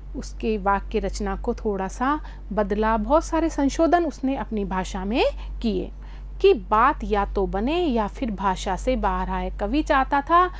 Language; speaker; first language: Hindi; native; Hindi